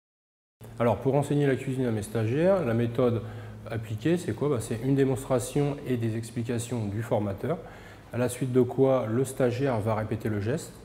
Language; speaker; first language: French; native; French